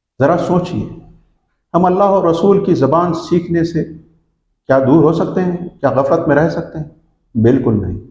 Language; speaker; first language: Urdu; native; Urdu